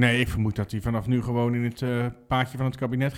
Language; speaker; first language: Dutch; native; Dutch